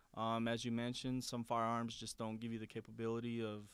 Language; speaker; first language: English; native; English